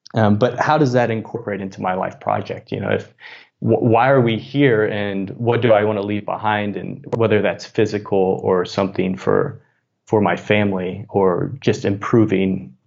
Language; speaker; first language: English; native; English